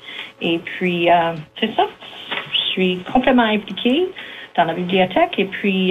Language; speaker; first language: French; native; French